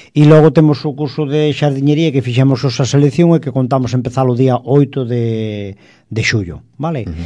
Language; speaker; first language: Galician; non-native, local second language; Spanish